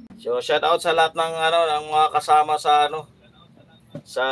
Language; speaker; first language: Filipino; non-native, local second language; Cebuano